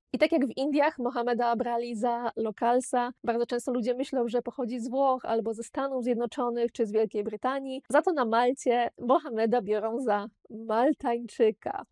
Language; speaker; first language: Polish; native; Polish